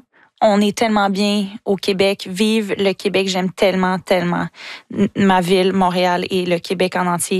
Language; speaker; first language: French; native; French